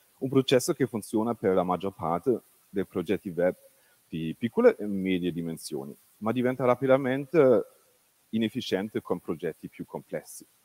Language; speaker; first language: Italian; non-native, fluent; German